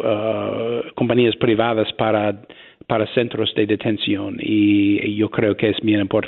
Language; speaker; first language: Spanish; non-native, fluent; English